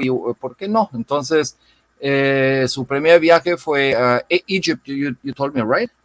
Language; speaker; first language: Spanish; non-native, fluent; German